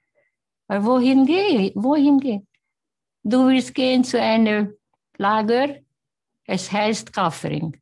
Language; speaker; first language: German; non-native, learner; Hungarian